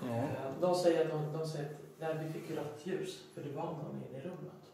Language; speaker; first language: Swedish; native; Swedish